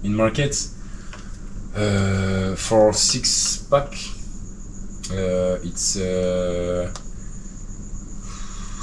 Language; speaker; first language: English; non-native, learner; French